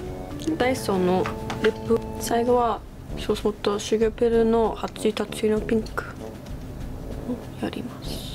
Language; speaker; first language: Japanese; non-native, learner; English